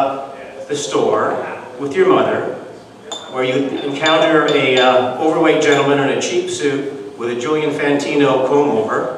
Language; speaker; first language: English; native; English